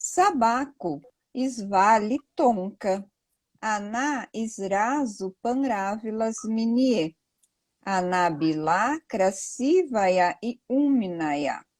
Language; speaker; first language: Russian; non-native, learner; Portuguese